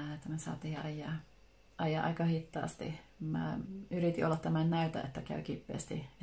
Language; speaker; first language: Finnish; early bilingual, heritage; Finnish